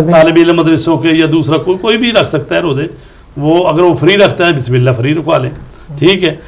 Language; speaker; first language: Urdu; non-native, local second language; Punjabi